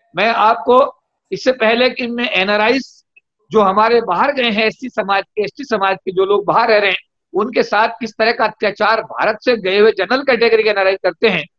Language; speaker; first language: Hindi; native; Hindi